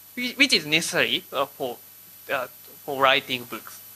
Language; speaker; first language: English; non-native, learner; Japanese